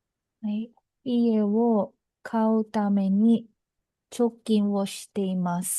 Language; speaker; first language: Japanese; non-native, learner; Filipino